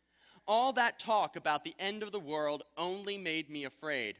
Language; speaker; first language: English; native; English